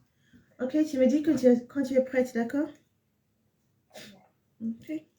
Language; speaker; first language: French; non-native, fluent; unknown